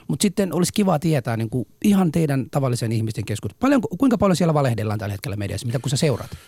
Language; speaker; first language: Finnish; non-native, fluent; Somali